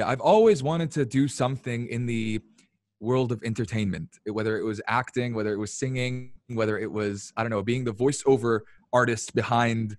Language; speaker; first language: English; early bilingual, other home language; Arabic